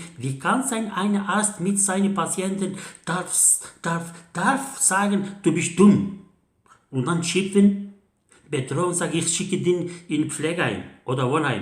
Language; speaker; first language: German; non-native, learner; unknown